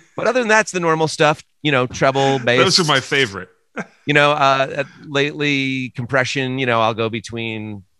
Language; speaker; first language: English; native; English